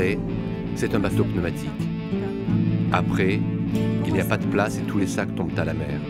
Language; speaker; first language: French; non-native, learner; Arabic